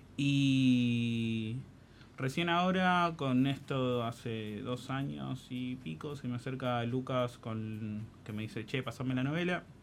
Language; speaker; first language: Spanish; native; Spanish